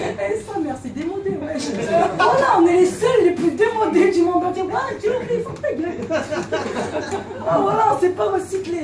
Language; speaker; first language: French; native; French